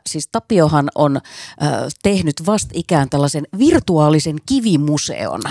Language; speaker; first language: Finnish; native; Finnish